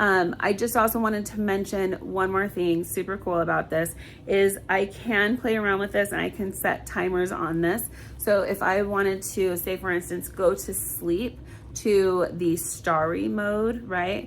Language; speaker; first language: English; native; English